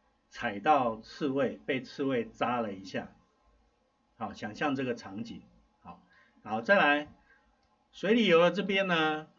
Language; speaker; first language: Chinese; native; Chinese